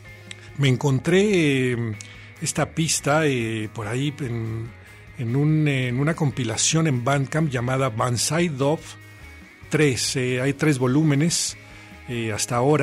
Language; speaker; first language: Spanish; native; Spanish